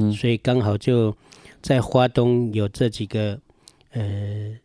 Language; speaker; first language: Chinese; non-native, local second language; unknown